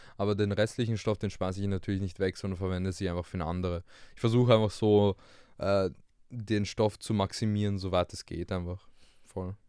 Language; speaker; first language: German; early bilingual, other home language; English